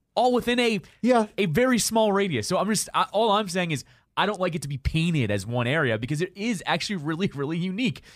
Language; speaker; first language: English; native; English